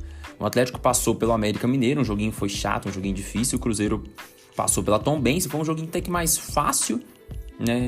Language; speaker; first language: Portuguese; native; Portuguese